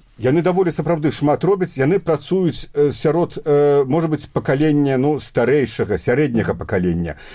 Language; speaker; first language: Belarusian; native; Belarusian